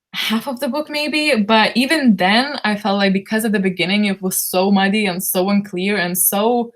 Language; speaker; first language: English; non-native, fluent; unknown